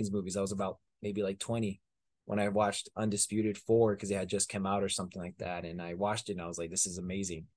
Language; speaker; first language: English; early bilingual, other home language; Spanish